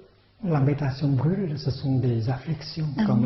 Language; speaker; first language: French; non-native, fluent; Vietnamese